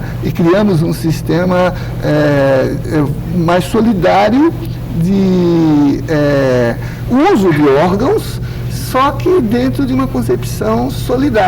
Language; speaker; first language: Portuguese; native; Portuguese